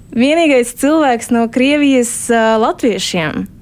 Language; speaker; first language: Latvian; early bilingual, heritage; Russian